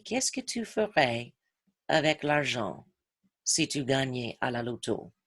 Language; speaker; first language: French; non-native, fluent; English